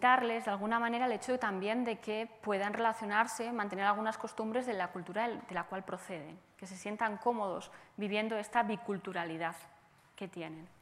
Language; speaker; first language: Spanish; native; Spanish